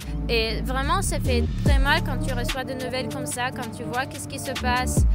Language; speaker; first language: French; non-native, fluent; Ukrainian